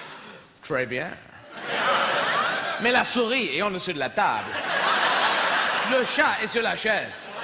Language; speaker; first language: French; non-native, fluent; English